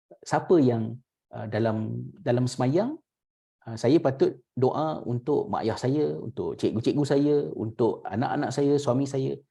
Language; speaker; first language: Malay; native; Malay